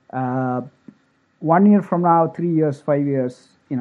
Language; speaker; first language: English; non-native, local second language; Tamil